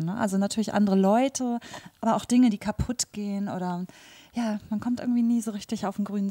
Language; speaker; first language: German; native; German